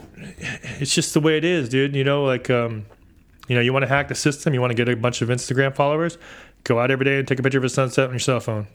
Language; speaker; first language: English; native; English